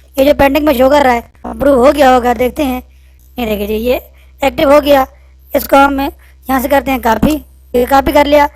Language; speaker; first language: Urdu; non-native, local second language; Punjabi